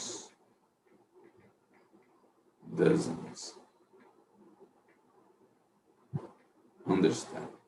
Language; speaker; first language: English; non-native, fluent; Portuguese